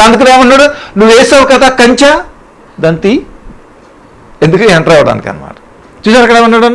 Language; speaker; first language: Telugu; native; Telugu